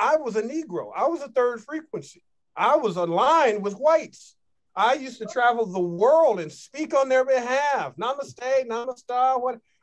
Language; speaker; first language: English; native; English